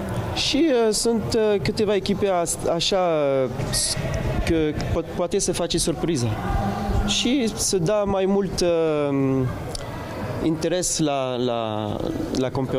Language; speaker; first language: Romanian; non-native, learner; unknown